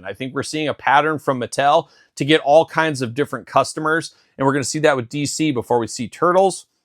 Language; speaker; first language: English; native; English